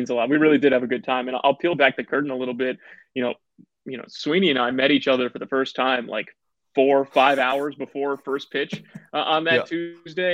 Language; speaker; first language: English; native; English